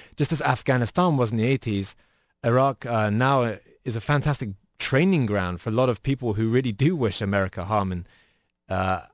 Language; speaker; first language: English; native; English